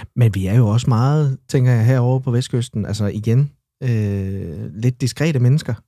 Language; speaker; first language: Danish; native; Danish